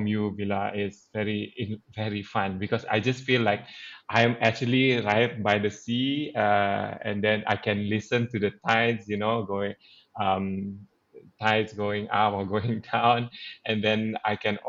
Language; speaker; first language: English; non-native, local second language; Malay